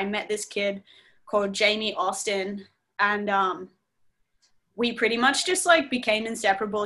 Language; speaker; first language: English; native; English